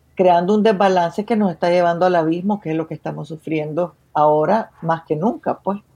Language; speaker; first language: Spanish; native; Spanish